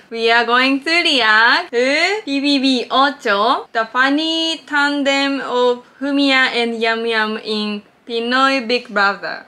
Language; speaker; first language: English; non-native, learner; Japanese